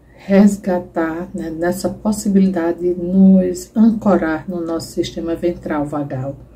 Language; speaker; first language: Portuguese; native; Portuguese